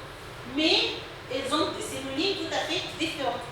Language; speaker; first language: French; non-native, fluent; Arabic